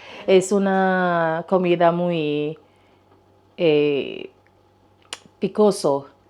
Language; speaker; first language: Spanish; non-native, learner; English